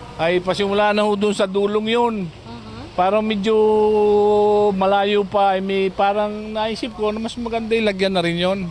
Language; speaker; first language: Filipino; native; Filipino